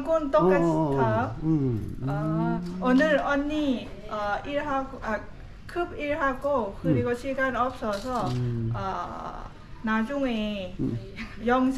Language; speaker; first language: Korean; non-native, learner; Lao